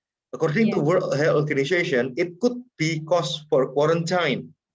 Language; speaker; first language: English; non-native, fluent; Indonesian